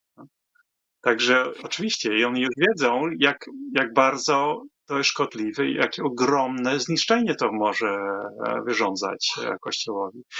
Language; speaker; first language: Polish; non-native, fluent; Dutch